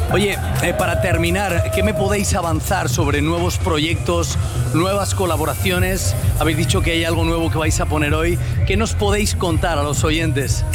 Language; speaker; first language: Spanish; native; Spanish